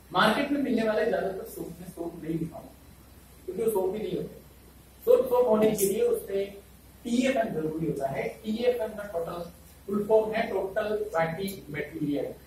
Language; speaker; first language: Hindi; non-native, local second language; Malayalam